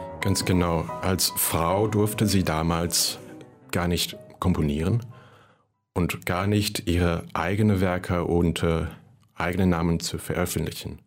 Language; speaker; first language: German; non-native, fluent; Cantonese